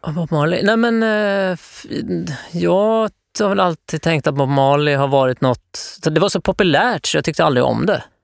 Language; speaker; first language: Swedish; native; Swedish